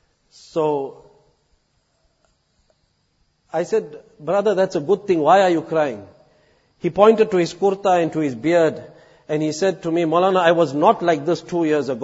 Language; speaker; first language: English; native; English